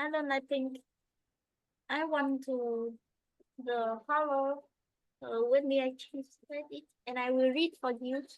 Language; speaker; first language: English; non-native, learner; Vietnamese